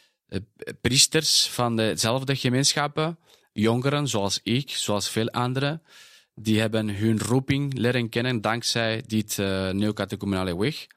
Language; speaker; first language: Dutch; non-native, fluent; Spanish